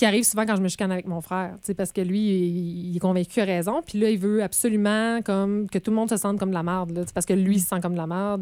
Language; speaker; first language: French; native; French